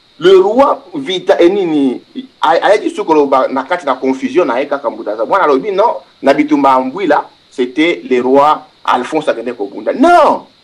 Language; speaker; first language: Lingala; non-native, local second language; Kongo